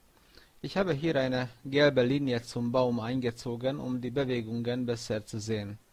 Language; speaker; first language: German; non-native, fluent; Hungarian